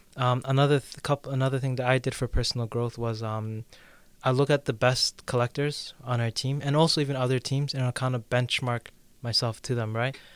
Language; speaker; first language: English; native; English